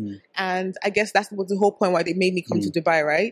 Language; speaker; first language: English; non-native, local second language; Yoruba